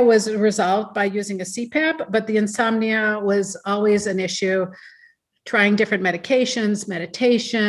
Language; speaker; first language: English; native; English